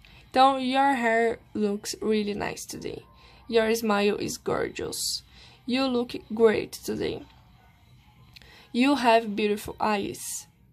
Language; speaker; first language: English; non-native, fluent; Portuguese